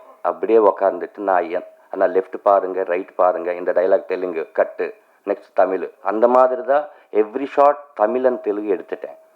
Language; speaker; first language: Tamil; non-native, local second language; Telugu